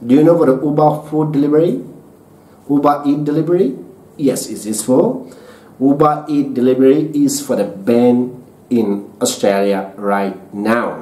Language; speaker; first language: English; non-native, learner; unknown